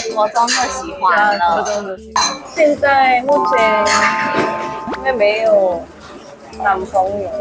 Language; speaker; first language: Chinese; non-native, fluent; Korean